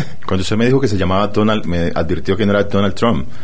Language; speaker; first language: Spanish; native; Spanish